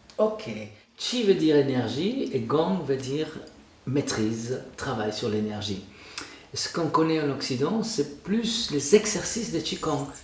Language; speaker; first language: French; non-native, fluent; Spanish